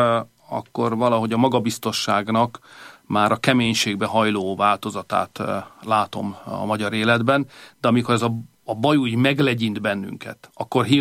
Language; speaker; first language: Hungarian; native; Hungarian